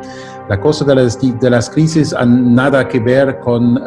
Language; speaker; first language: Spanish; non-native, fluent; German